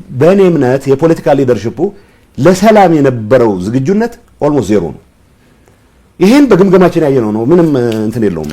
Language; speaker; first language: Amharic; non-native, local second language; Tigrinya